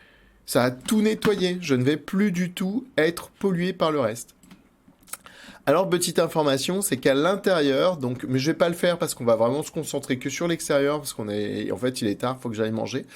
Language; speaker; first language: French; native; French